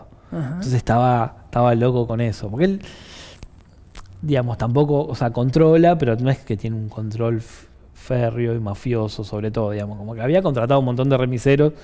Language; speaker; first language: Spanish; native; Spanish